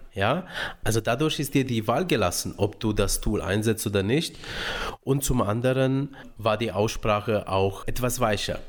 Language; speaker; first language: German; early bilingual, other home language; Romanian